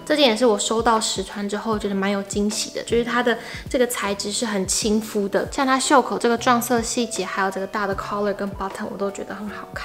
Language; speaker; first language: Chinese; native; Chinese